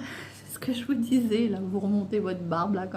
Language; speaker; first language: French; native; French